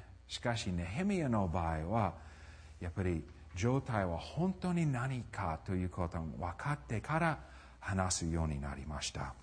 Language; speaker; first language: Japanese; non-native, fluent; English